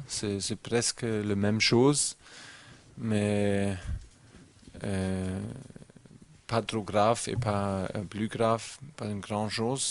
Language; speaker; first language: French; non-native, learner; German